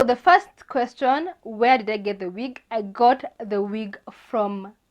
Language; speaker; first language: English; non-native, local second language; Swahili